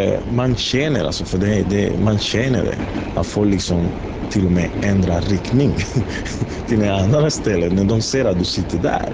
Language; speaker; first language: Swedish; native; Swedish